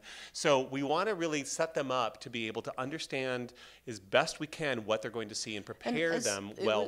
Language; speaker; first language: English; native; English